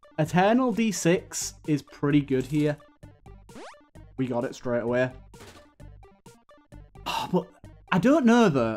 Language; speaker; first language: English; native; English